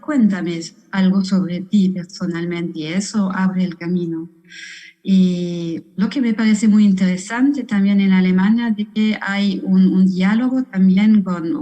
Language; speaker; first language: Spanish; non-native, fluent; German